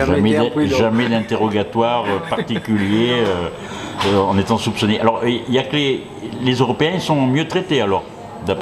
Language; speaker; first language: French; native; French